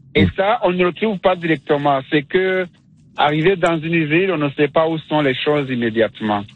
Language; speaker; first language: French; non-native, local second language; Kinyarwanda